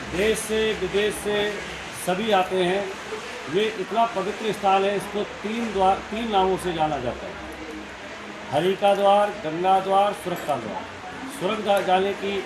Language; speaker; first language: Hindi; native; Hindi